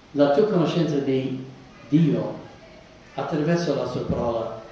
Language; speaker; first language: Italian; non-native, fluent; English